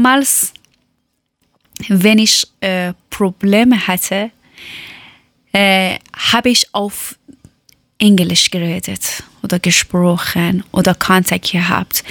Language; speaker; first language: German; non-native, learner; Persian